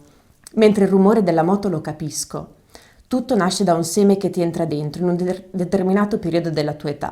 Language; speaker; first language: Italian; native; Italian